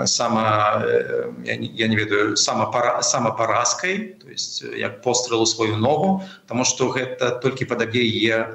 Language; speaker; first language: Belarusian; non-native, local second language; Russian